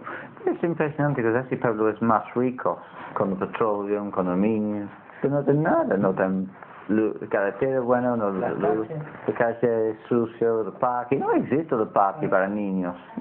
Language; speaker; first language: Spanish; non-native, learner; English